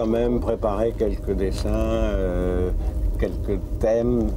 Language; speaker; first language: French; native; French